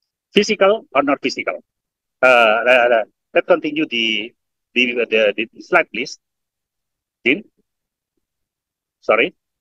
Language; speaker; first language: English; non-native, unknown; Indonesian